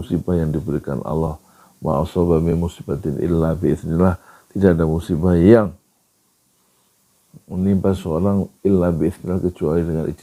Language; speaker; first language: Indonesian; native; Indonesian